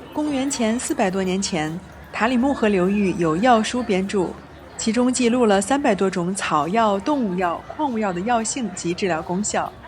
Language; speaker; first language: Chinese; native; Chinese